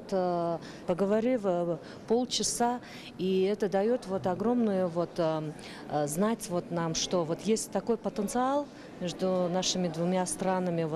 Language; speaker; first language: Russian; non-native, fluent; Mongolian